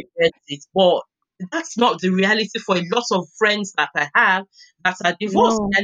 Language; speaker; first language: English; non-native, local second language; Yoruba